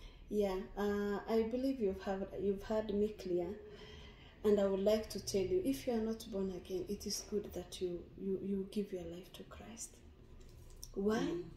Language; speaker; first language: English; non-native, local second language; Swahili